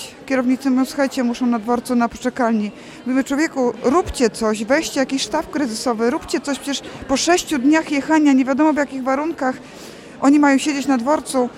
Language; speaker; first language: Polish; native; Polish